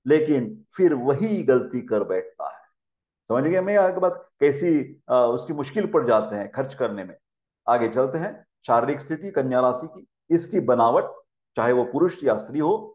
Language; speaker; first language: Hindi; non-native, local second language; Marathi